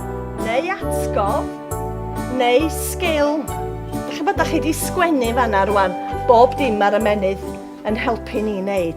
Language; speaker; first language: Welsh; native; Welsh